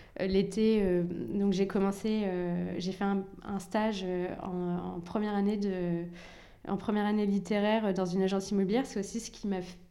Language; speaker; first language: French; early bilingual, other home language; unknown